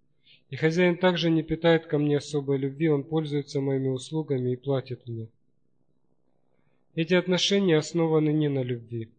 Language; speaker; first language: Russian; native; Russian